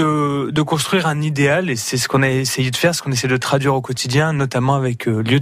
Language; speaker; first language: French; native; French